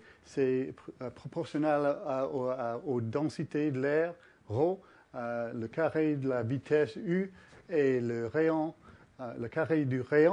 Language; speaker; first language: French; early bilingual, heritage; English